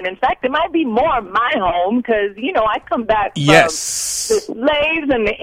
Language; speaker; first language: English; native; English